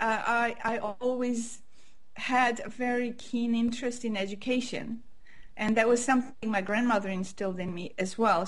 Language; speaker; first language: English; non-native, fluent; Armenian